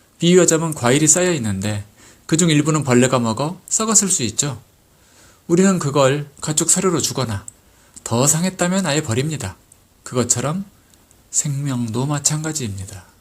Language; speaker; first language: Korean; native; Korean